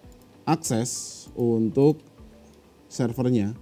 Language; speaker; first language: Indonesian; native; Indonesian